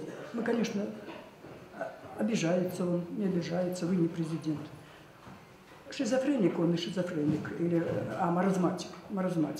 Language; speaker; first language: Russian; native; Russian